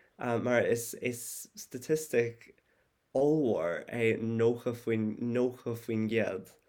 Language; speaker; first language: Irish; non-native, fluent; English